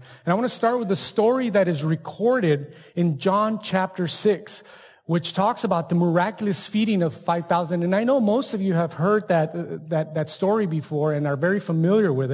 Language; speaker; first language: English; native; English